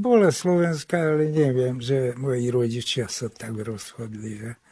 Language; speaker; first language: Slovak; non-native, local second language; Hungarian